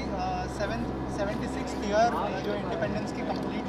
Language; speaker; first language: Hindi; native; Hindi